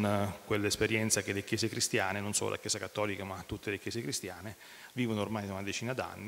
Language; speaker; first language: Italian; native; Italian